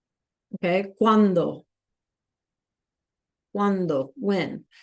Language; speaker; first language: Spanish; non-native, fluent; English